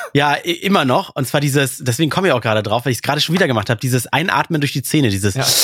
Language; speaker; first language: German; early bilingual, other home language; Russian